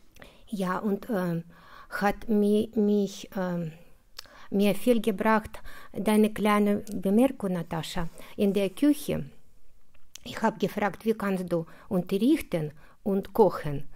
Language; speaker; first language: German; non-native, fluent; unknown